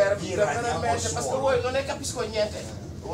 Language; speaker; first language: Italian; non-native, learner; Wolof